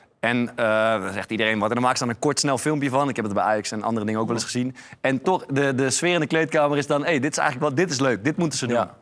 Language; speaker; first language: Dutch; native; Dutch